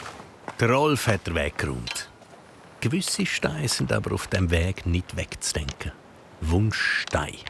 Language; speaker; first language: German; native; German